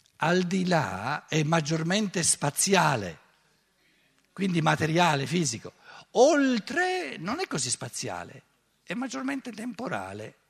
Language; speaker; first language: Italian; native; Italian